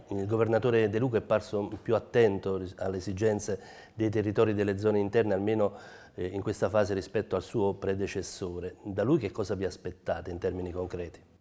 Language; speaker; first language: Italian; native; Italian